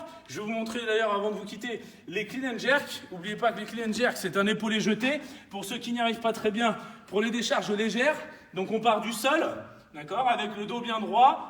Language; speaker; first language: French; native; French